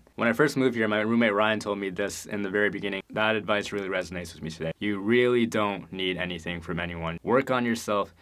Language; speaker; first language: English; native; English